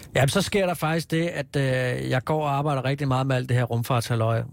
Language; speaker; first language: Danish; native; Danish